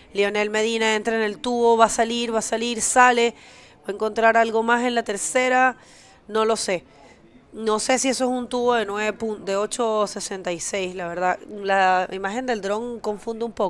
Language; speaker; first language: Spanish; native; Spanish